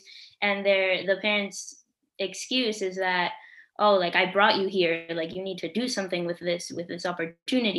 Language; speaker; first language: English; early bilingual, other home language; Spanish